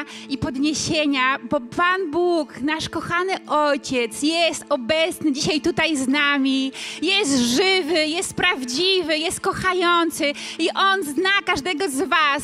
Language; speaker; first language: Polish; native; Polish